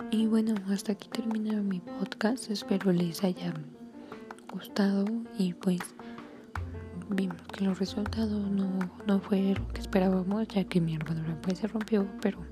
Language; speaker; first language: Spanish; native; Spanish